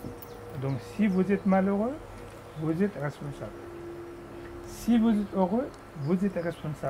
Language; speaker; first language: French; non-native, fluent; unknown